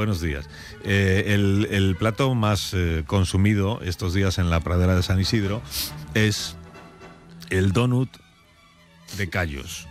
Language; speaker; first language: Spanish; native; Spanish